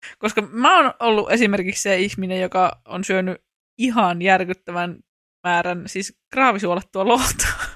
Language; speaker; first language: Finnish; native; Finnish